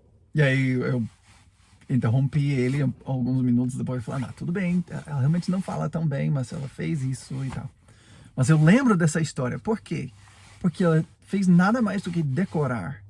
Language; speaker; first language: Portuguese; non-native, fluent; English